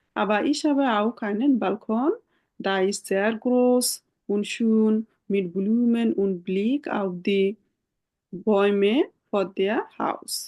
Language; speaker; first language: German; non-native, fluent; Bangla